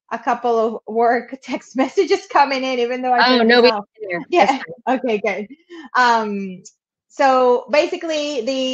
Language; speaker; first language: English; non-native, fluent; Spanish